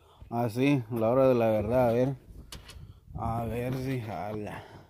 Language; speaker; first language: Spanish; early bilingual, heritage; Spanish